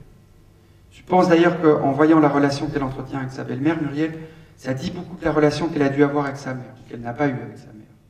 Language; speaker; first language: French; native; French